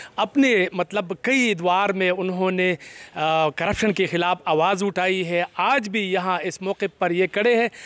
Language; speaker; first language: Urdu; non-native, local second language; Pashto